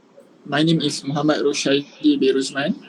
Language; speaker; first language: English; non-native, local second language; Malay